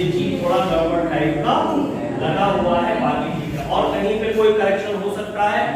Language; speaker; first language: Hindi; native; Hindi